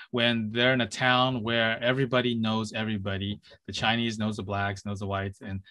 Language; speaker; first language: English; native; English